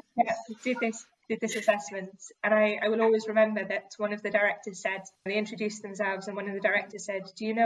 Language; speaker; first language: English; native; English